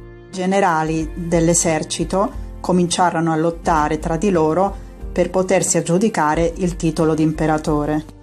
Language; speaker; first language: Italian; native; Italian